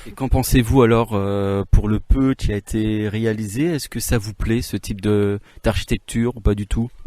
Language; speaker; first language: French; native; French